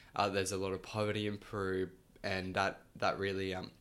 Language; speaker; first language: English; early bilingual, other home language; Spanish